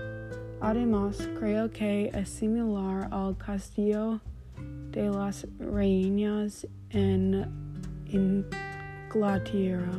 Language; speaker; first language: Spanish; non-native, learner; English